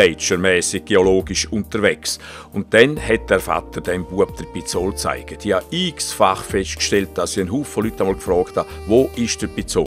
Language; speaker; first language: German; native; German